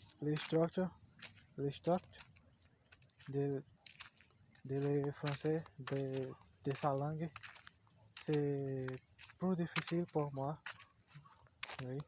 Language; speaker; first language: French; non-native, learner; Portuguese